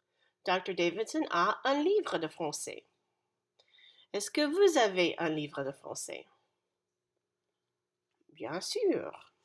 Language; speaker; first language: French; non-native, fluent; English